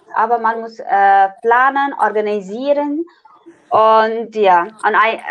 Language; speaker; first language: German; non-native, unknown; Nepali